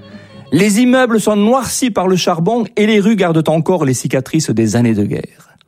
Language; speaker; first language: French; native; French